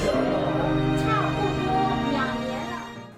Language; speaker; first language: Chinese; non-native, learner; Tibetan